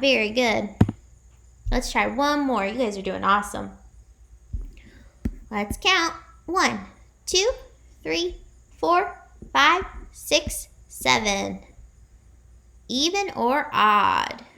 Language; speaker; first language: English; native; English